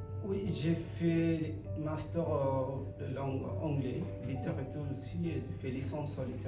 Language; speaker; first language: French; non-native, fluent; Bangla